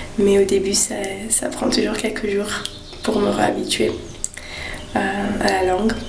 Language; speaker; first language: French; early bilingual, heritage; French